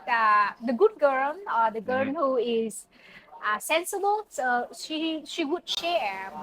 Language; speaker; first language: English; non-native, learner; Vietnamese